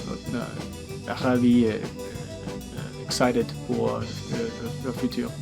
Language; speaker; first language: French; non-native, local second language; English